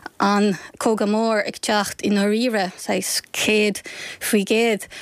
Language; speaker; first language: Irish; non-native, fluent; Ukrainian